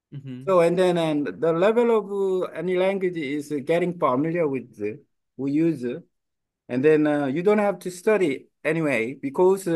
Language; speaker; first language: English; non-native, learner; Korean